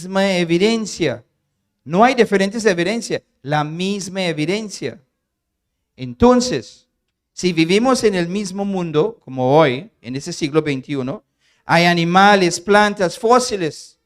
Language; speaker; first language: Spanish; non-native, fluent; English